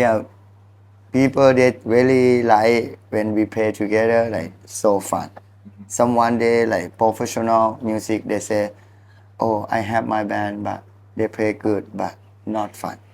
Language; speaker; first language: English; non-native, learner; Thai